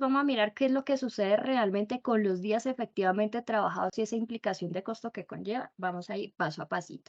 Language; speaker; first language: Spanish; native; Spanish